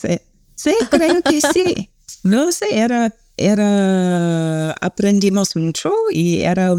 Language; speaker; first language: Spanish; non-native, learner; English